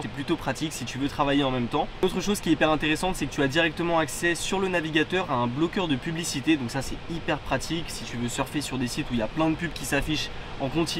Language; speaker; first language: French; native; French